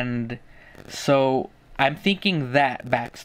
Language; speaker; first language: English; native; English